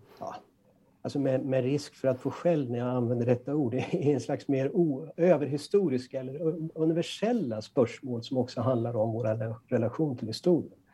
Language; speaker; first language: Swedish; native; Swedish